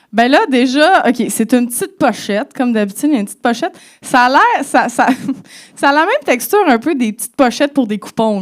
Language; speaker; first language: French; native; French